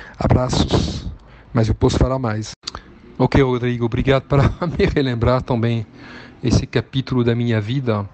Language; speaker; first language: Portuguese; non-native, fluent; French